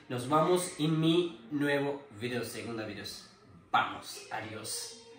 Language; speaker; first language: Spanish; non-native, learner; Urdu